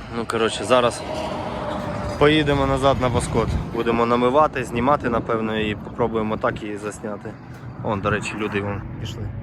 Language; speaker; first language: Ukrainian; non-native, local second language; Russian